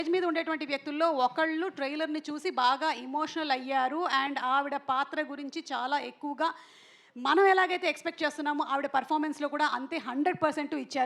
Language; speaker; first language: Telugu; native; Telugu